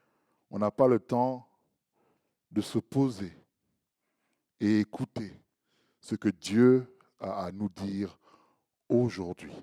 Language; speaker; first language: French; native; French